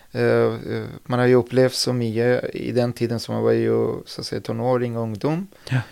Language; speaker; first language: Swedish; non-native, fluent; Persian